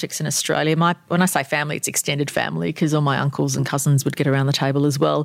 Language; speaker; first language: English; non-native, local second language; Armenian